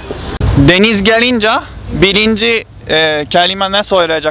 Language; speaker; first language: Turkish; non-native, learner; Japanese